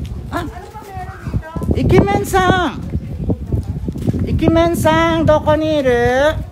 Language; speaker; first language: Japanese; non-native, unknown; Filipino